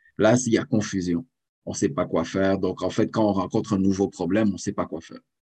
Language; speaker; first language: French; native; French